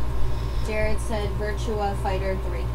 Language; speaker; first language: English; native; English